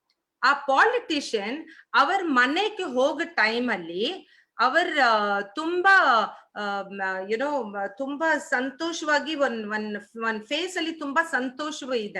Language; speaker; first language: Kannada; non-native, learner; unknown